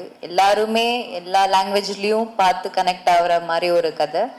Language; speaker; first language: Tamil; early bilingual, heritage; Tamil